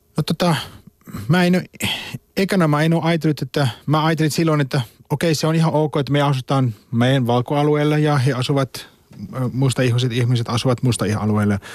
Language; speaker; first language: Finnish; non-native, fluent; Afrikaans